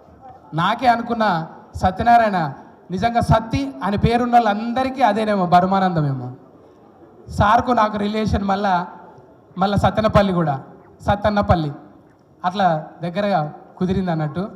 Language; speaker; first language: Telugu; native; Telugu